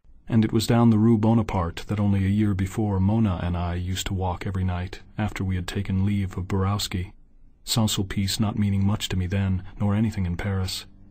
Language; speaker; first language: English; native; English